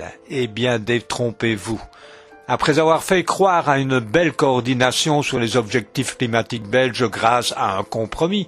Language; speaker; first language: French; native; French